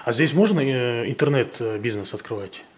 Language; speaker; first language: Russian; native; Russian